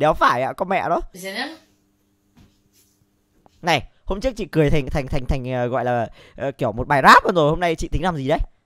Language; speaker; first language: Vietnamese; native; Vietnamese